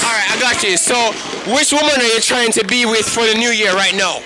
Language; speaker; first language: English; native; English